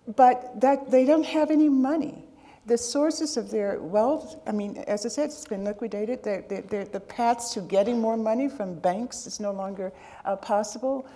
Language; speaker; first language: English; native; English